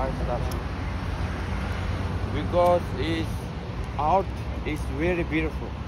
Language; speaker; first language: English; non-native, learner; Uzbek